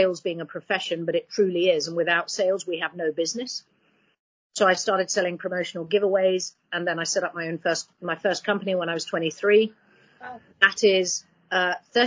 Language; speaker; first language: English; native; English